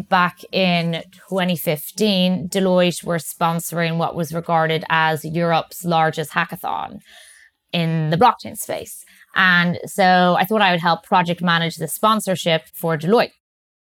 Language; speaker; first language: English; native; English